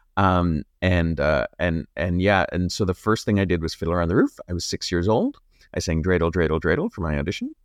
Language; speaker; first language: English; native; English